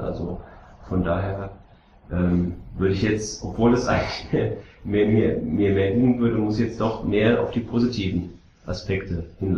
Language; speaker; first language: German; native; German